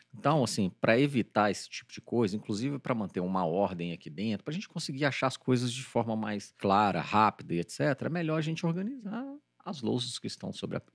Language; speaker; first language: Portuguese; native; Portuguese